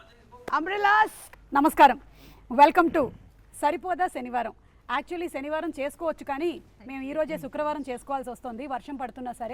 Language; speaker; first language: Telugu; native; Telugu